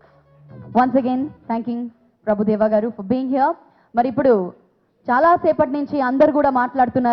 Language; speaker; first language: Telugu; native; Telugu